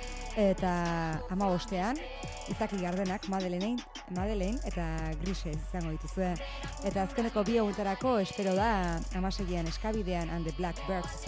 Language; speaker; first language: Basque; native; Basque